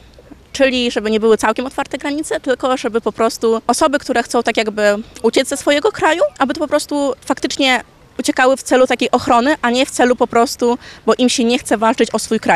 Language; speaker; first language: Polish; native; Polish